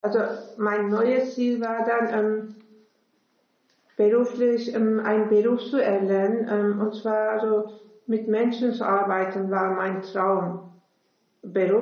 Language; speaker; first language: German; non-native, fluent; Turkish